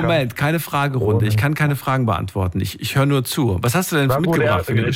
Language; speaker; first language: German; native; German